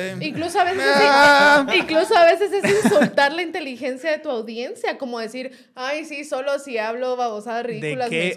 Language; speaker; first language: Spanish; native; Spanish